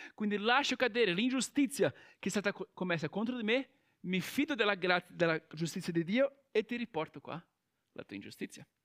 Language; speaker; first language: Italian; non-native, fluent; Portuguese